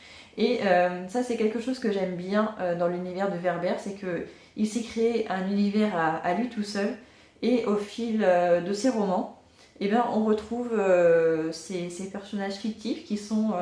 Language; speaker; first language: French; native; French